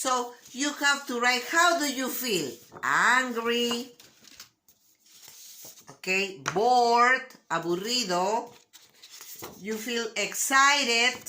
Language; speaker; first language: English; non-native, learner; Spanish